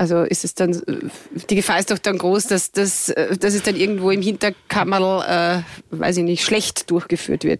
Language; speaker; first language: German; native; German